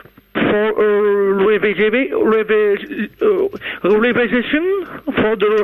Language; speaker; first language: English; non-native, learner; French